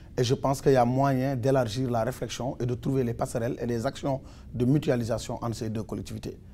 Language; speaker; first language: French; non-native, local second language; Wolof